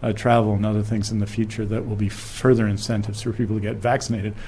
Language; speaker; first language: English; native; English